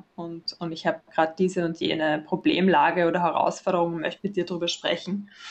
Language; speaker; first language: German; native; German